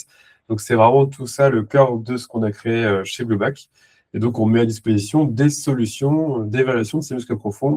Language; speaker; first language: French; native; French